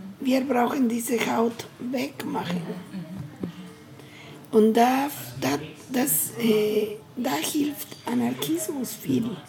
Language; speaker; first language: German; non-native, learner; Spanish